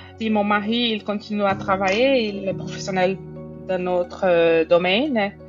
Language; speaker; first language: French; non-native, fluent; Portuguese